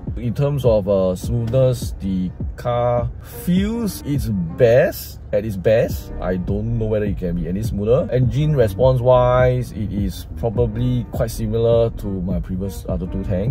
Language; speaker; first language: English; native; English